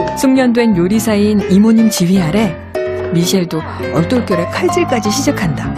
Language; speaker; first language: Korean; native; Korean